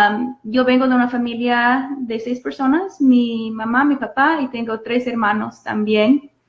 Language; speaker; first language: Spanish; non-native, fluent; English